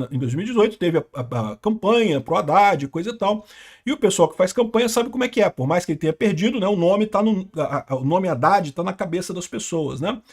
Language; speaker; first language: Portuguese; native; Portuguese